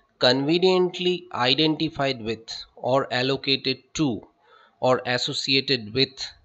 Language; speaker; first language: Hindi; non-native, local second language; Bangla